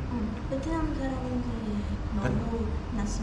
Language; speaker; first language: Korean; non-native, learner; Vietnamese